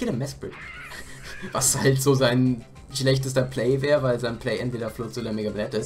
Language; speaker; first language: German; native; German